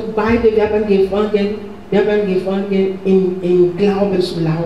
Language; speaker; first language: German; non-native, learner; French